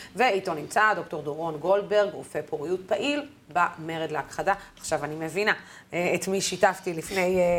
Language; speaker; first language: Hebrew; non-native, local second language; Arabic